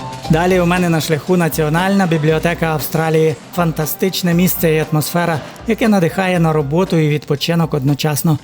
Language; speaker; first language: Ukrainian; native; Ukrainian